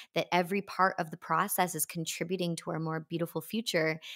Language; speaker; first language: English; native; English